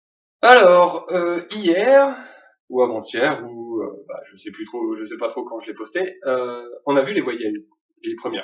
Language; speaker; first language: French; native; French